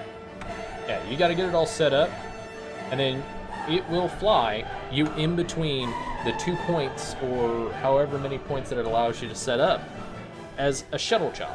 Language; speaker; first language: English; native; English